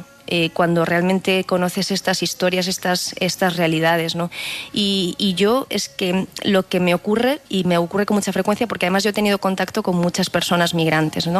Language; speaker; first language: Spanish; native; Spanish